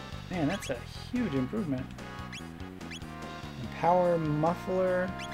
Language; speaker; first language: English; native; English